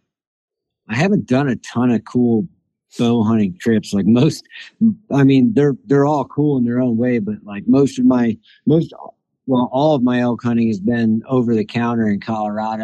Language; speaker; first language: English; native; English